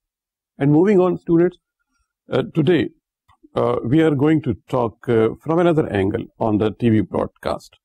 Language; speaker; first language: English; non-native, local second language; Urdu